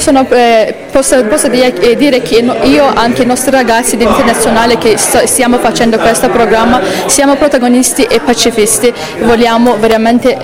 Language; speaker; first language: Italian; non-native, learner; Azerbaijani